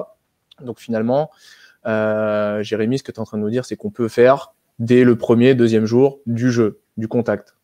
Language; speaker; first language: French; native; French